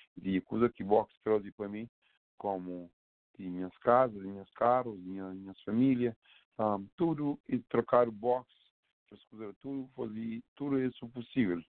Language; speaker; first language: Portuguese; non-native, local second language; Kabuverdianu